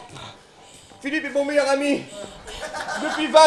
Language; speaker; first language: French; native; French